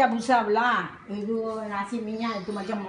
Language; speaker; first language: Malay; non-native, local second language; Tamil